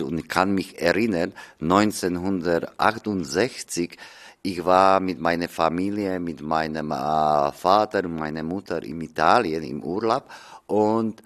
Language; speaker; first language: German; non-native, learner; Slovak